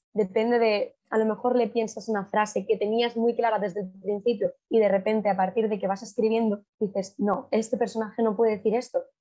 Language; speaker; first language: Spanish; native; Spanish